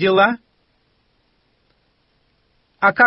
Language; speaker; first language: Russian; non-native, fluent; Chinese